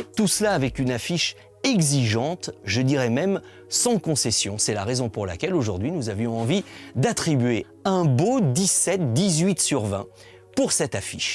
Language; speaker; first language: French; native; French